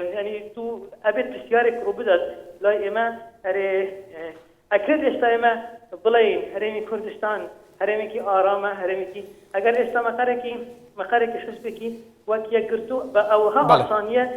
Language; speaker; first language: Central Kurdish; non-native, local second language; Kurdish